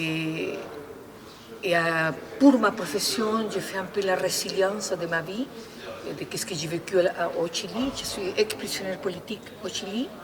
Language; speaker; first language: French; non-native, fluent; Spanish